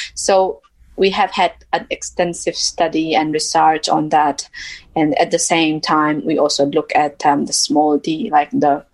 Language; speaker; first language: English; non-native, local second language; Mizo